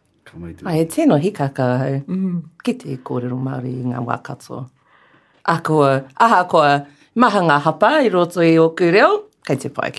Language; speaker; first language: Māori; non-native, learner; English